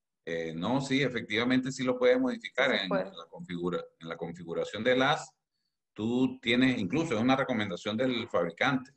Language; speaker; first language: Spanish; native; Spanish